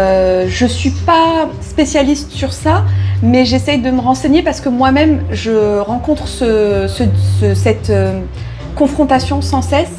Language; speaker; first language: French; native; French